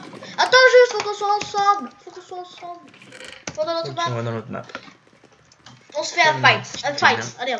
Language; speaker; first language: French; native; French